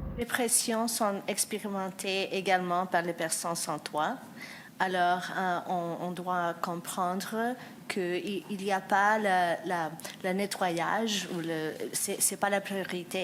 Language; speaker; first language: French; non-native, fluent; English